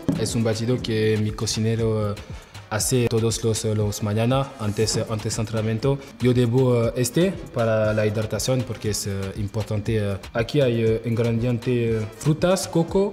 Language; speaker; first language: Spanish; non-native, learner; French